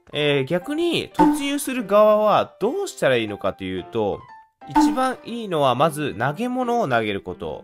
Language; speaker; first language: Japanese; native; Japanese